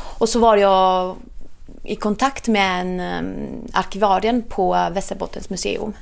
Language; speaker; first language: Swedish; non-native, fluent; Italian